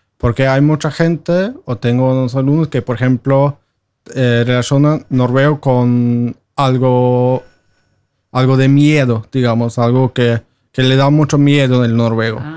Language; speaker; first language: Spanish; non-native, fluent; Norwegian